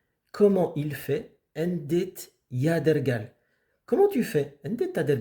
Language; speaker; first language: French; non-native, fluent; Amharic